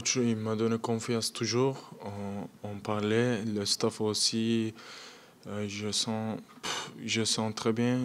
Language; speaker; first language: French; non-native, learner; Turkish